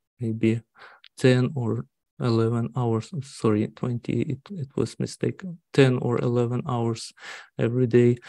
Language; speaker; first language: English; non-native, learner; Russian